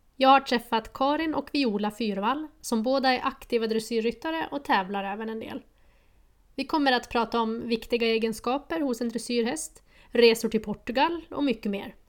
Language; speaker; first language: Swedish; native; Swedish